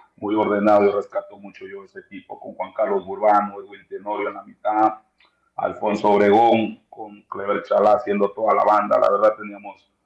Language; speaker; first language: Spanish; native; Spanish